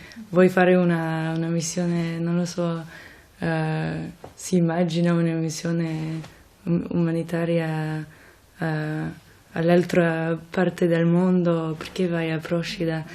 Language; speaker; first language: Italian; non-native, fluent; French